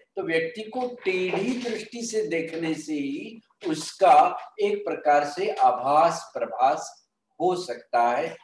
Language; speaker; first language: Hindi; non-native, local second language; Marathi